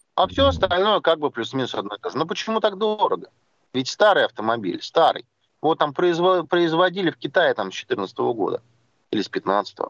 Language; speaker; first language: Russian; native; Russian